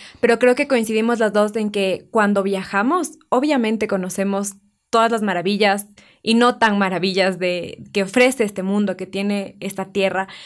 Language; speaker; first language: Spanish; native; Spanish